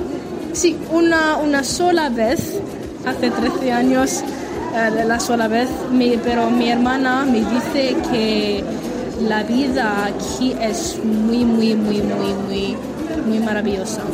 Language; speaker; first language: Spanish; non-native, learner; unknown